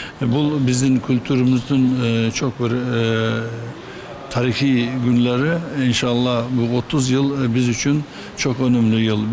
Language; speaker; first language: Turkish; non-native, learner; Kyrgyz